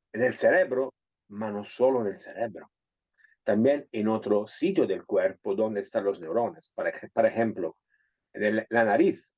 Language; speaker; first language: Spanish; non-native, fluent; Italian